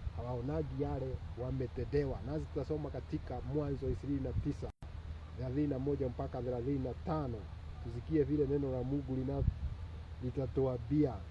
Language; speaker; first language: Swahili; non-native, local second language; Kikuyu